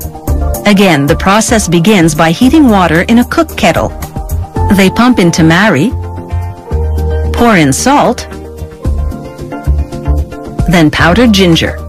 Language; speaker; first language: English; native; English